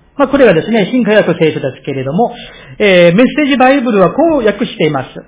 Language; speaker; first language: Japanese; non-native, fluent; Korean